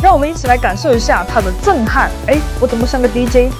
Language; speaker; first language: Chinese; native; Chinese